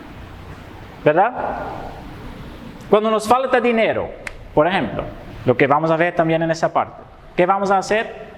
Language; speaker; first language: Spanish; non-native, fluent; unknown